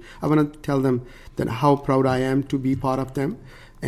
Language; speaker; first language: English; non-native, local second language; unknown